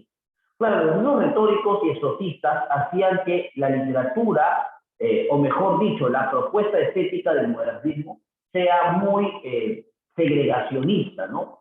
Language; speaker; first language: Spanish; native; Spanish